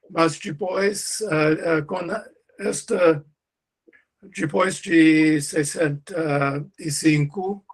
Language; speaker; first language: Portuguese; non-native, learner; English